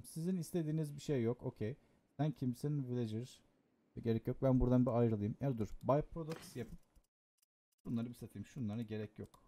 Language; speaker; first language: Turkish; native; Turkish